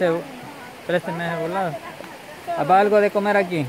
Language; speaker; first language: Spanish; native; Spanish